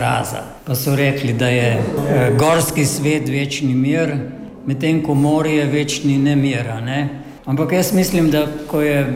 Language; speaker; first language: Slovenian; native; Slovenian